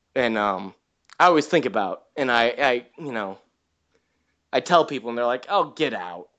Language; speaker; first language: English; native; English